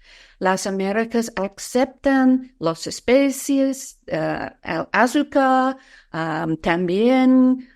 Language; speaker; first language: Spanish; non-native, fluent; English